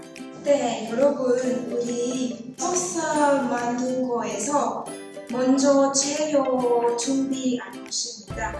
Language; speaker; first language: Korean; non-native, learner; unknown